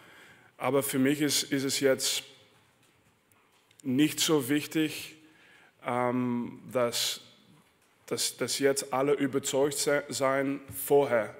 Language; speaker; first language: German; non-native, fluent; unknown